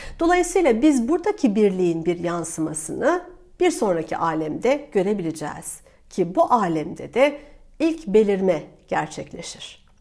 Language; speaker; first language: Turkish; native; Turkish